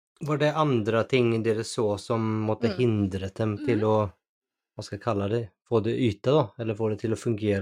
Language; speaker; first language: Norwegian; native; Norwegian